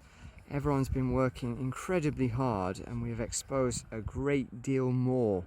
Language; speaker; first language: English; native; English